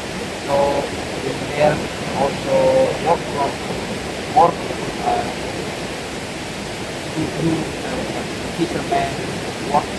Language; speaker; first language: English; non-native, learner; Indonesian